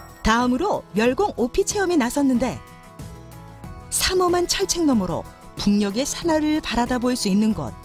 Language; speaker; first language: Korean; native; Korean